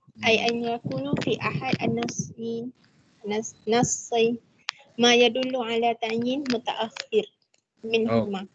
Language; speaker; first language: Arabic; non-native, learner; Malay